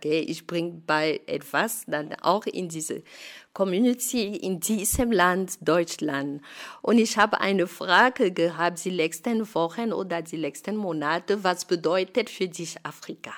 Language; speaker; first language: German; non-native, fluent; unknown